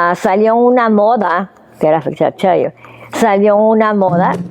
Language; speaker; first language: Spanish; early bilingual, heritage; Spanish